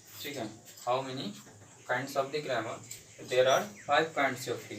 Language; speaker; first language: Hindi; native; Hindi